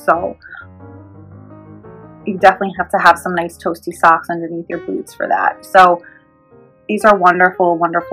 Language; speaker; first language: English; native; English